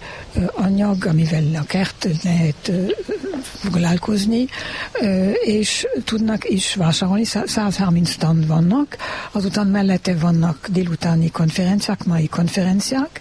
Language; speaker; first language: Hungarian; non-native, learner; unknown